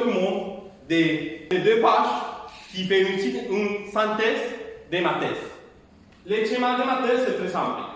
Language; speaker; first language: French; non-native, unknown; Spanish